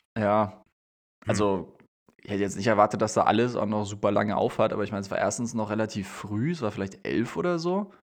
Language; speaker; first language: German; native; German